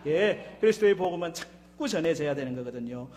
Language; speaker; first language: Korean; native; Korean